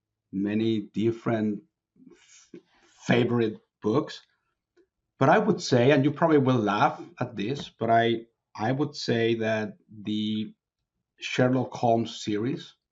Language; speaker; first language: English; non-native, fluent; Spanish